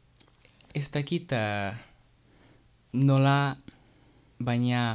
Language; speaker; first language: Basque; non-native, learner; French